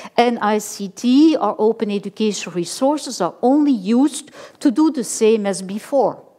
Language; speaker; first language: English; non-native, fluent; Dutch